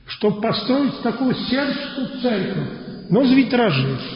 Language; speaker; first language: Russian; non-native, fluent; Polish